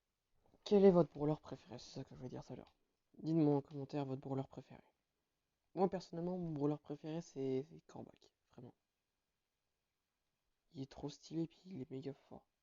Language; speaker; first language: French; native; French